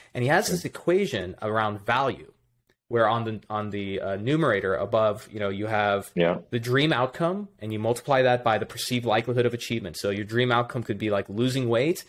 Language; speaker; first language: English; native; English